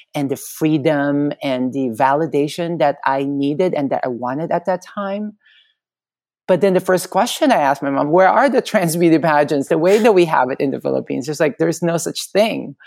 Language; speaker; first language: English; non-native, local second language; Filipino